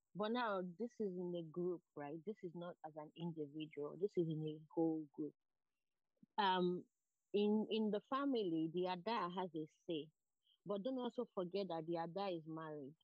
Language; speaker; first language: English; non-native, local second language; Igbo